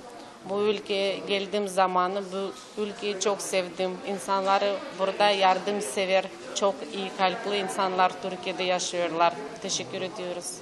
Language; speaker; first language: Turkish; non-native, learner; Russian